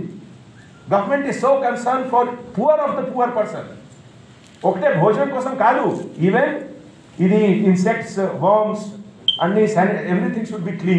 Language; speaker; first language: Telugu; non-native, fluent; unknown